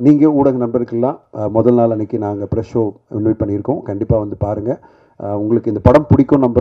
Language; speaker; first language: Tamil; native; Tamil